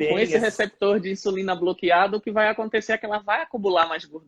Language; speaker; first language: Portuguese; native; Portuguese